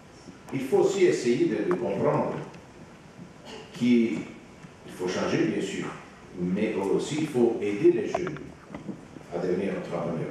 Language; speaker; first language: French; non-native, fluent; Italian